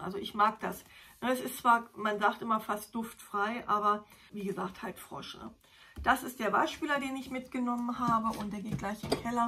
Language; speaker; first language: German; native; German